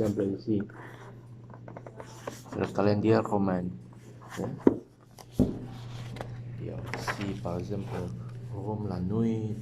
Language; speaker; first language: French; non-native, learner; Chinese